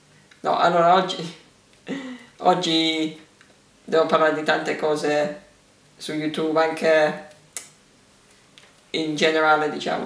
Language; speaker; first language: Italian; early bilingual, heritage; English